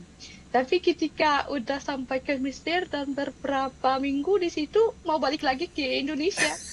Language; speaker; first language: Indonesian; non-native, fluent; Arabic